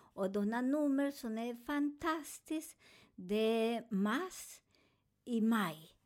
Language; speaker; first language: Swedish; non-native, learner; Spanish